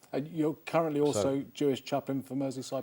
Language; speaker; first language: English; native; English